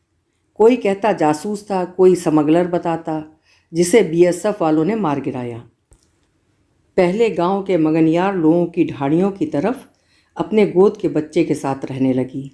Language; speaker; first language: Hindi; native; Hindi